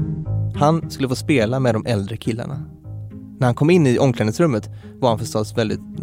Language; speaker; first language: Swedish; native; Swedish